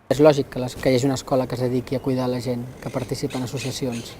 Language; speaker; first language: Catalan; native; Catalan